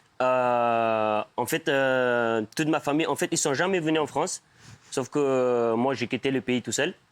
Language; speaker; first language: French; non-native, fluent; Persian